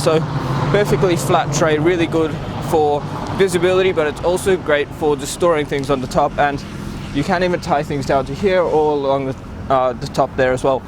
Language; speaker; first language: English; native; English